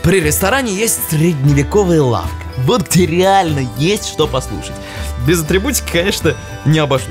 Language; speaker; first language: Russian; native; Russian